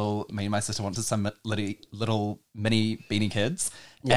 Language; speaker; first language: English; native; English